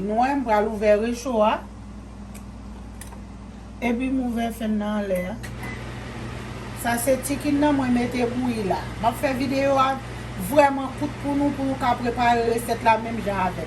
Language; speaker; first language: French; non-native, local second language; Haitian Creole